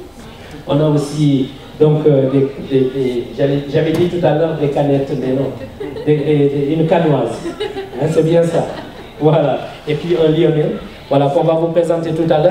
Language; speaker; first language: French; non-native, local second language; Wolof